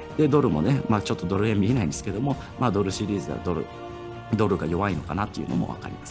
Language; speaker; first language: Japanese; native; Japanese